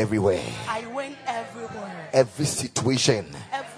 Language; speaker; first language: English; non-native, local second language; Akan